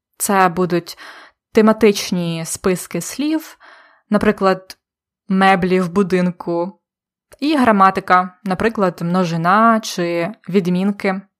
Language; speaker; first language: Ukrainian; native; Ukrainian